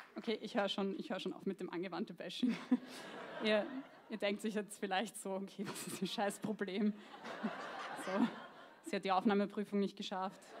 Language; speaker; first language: German; early bilingual, other home language; Croatian